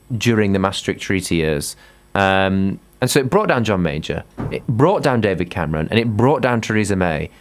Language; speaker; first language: English; native; English